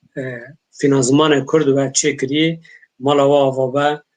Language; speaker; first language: Kurdish; native; Kurdish